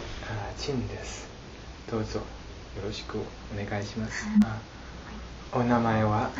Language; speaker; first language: Japanese; non-native, learner; Chinese